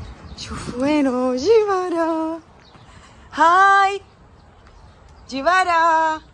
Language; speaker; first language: Arabic; native; Arabic